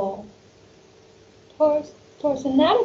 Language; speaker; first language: English; non-native, learner; Chinese